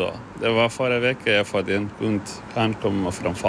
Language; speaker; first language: Swedish; non-native, learner; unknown